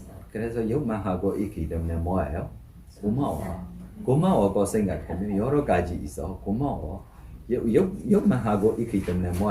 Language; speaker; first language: Korean; non-native, learner; Burmese